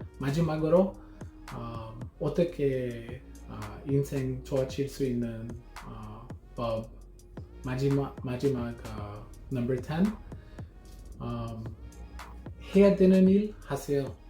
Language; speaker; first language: Korean; non-native, learner; English